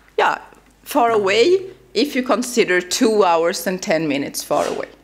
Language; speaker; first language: English; non-native, fluent; Swedish